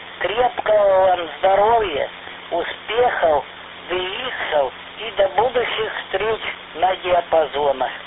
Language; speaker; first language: Russian; native; Russian